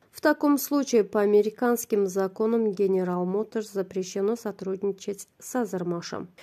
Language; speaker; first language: Russian; non-native, local second language; Azerbaijani